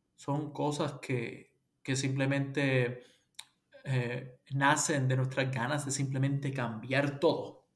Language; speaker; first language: Spanish; early bilingual, heritage; Spanish